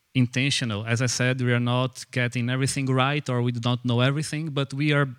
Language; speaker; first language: English; non-native, fluent; Portuguese